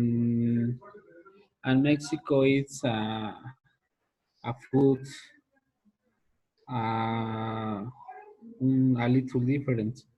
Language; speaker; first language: English; non-native, learner; Spanish